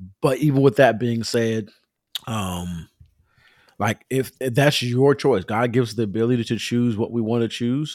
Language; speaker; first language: English; native; English